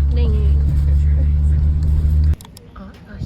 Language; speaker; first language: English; non-native, fluent; Korean